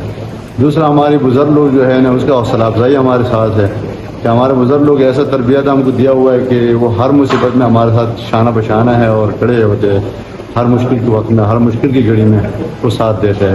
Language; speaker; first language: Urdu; non-native, local second language; Pashto